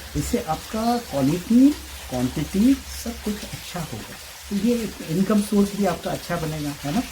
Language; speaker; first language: Hindi; non-native, local second language; Marathi